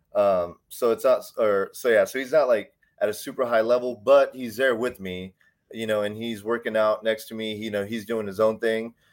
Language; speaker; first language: English; native; English